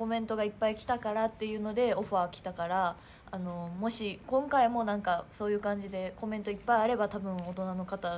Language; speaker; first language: Japanese; native; Japanese